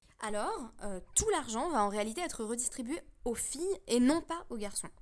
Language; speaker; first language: French; native; French